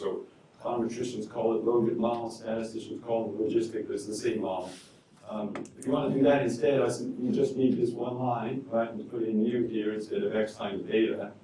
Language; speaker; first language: English; native; English